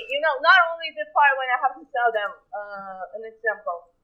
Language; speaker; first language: English; non-native, fluent; Portuguese